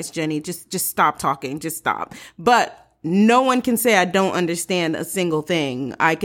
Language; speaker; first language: English; early bilingual, other home language; Haitian Creole